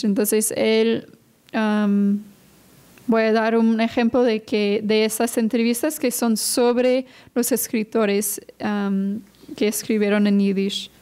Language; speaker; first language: Spanish; non-native, fluent; English